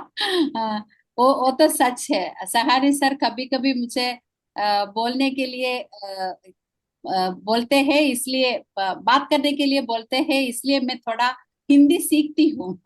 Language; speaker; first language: Hindi; non-native, local second language; Malayalam